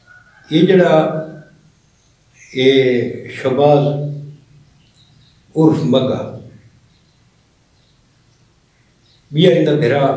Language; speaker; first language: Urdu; non-native, local second language; Saraiki